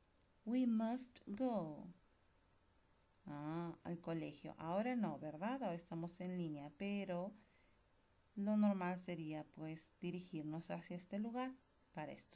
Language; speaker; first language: Spanish; native; Spanish